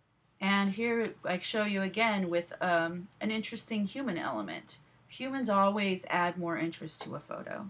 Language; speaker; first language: English; native; English